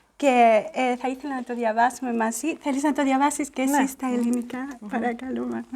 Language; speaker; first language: Greek; non-native, fluent; Spanish